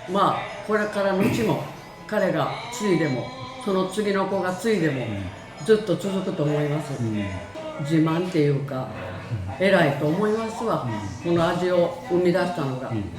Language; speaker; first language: Japanese; native; Japanese